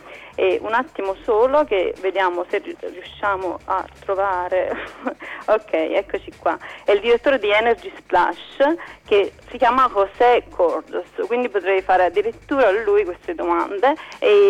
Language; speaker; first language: Italian; native; Italian